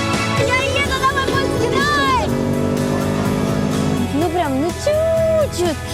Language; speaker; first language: Russian; native; Russian